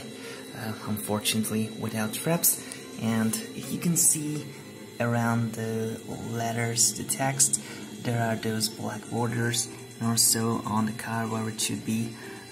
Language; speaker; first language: English; non-native, fluent; Hungarian